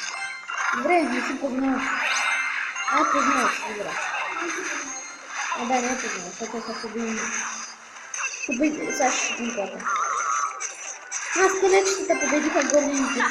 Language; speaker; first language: Bulgarian; native; Bulgarian